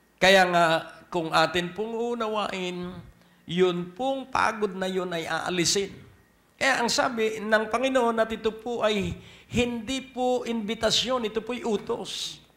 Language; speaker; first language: Filipino; native; Filipino